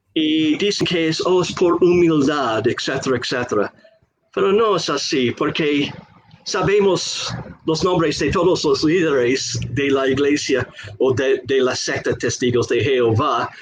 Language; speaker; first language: Spanish; non-native, fluent; English